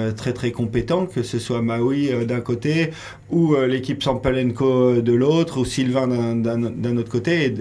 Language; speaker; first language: French; native; French